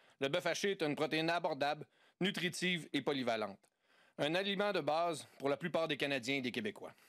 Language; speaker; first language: French; native; French